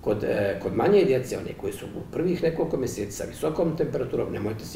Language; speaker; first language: Bosnian; native; Bosnian